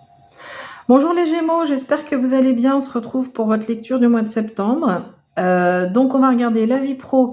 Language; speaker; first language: French; native; French